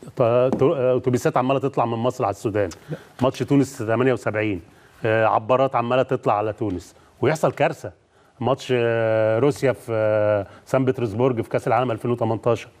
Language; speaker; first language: Arabic; native; Arabic